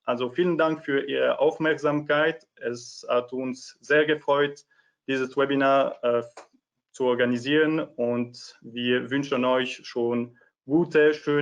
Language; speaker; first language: German; non-native, fluent; French